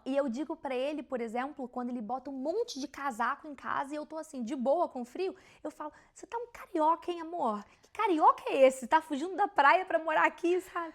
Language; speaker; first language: Portuguese; native; Portuguese